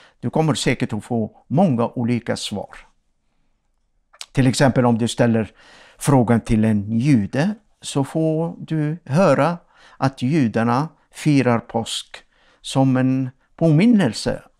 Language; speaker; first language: Swedish; non-native, fluent; Arabic